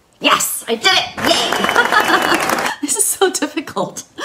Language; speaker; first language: English; early bilingual, other home language; Japanese